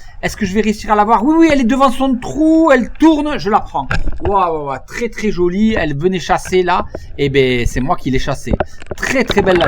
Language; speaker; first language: French; native; French